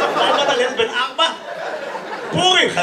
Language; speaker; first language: Hebrew; native; Hebrew